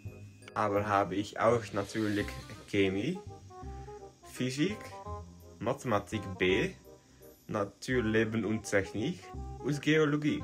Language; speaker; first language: German; non-native, learner; Dutch